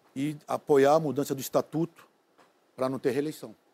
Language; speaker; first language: Portuguese; native; Portuguese